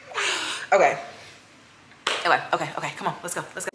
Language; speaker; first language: English; native; English